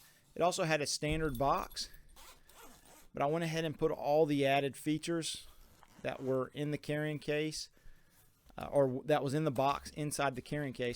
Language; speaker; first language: English; native; English